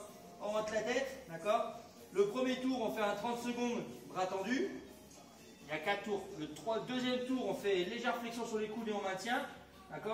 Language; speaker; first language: French; native; French